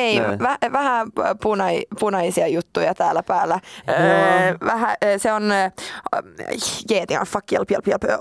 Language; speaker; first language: Finnish; non-native, local second language; Swedish